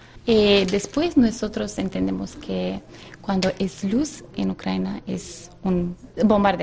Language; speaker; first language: Spanish; non-native, learner; Romanian